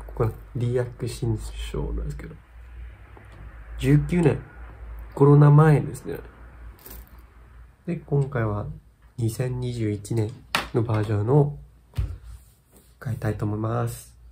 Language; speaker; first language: Japanese; non-native, fluent; Vietnamese